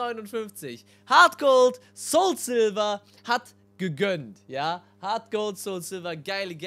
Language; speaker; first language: German; native; German